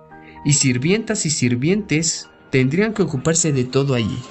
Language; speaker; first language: Spanish; native; Spanish